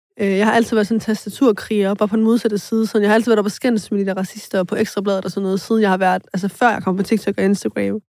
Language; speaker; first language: Danish; early bilingual, other home language; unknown